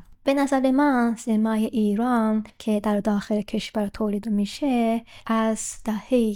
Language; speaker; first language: Persian; non-native, fluent; Japanese